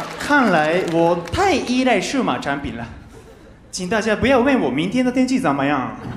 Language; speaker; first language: Chinese; non-native, fluent; Japanese